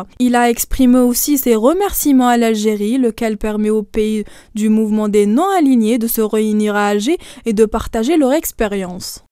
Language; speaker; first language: French; non-native, local second language; Arabic